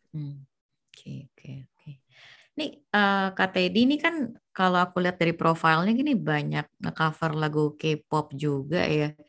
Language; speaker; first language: Indonesian; native; Indonesian